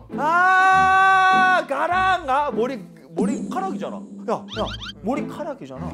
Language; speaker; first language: Korean; non-native, fluent; Japanese